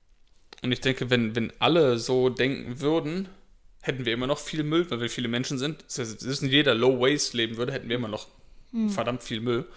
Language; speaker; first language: German; native; German